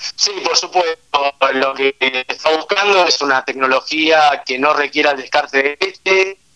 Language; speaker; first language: Spanish; native; Spanish